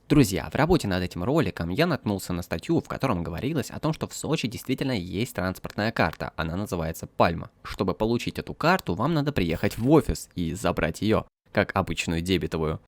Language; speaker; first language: Russian; native; Russian